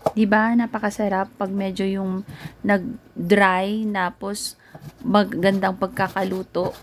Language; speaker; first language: Filipino; non-native, local second language; Iloko